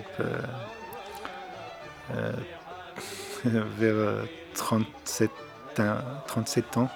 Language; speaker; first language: French; non-native, learner; Arabic